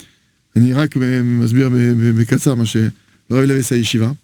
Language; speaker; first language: Hebrew; non-native, fluent; French